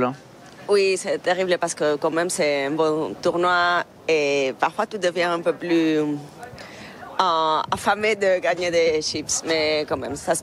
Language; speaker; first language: French; non-native, fluent; Spanish